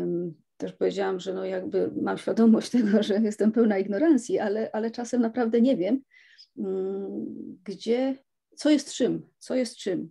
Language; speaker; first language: Polish; native; Polish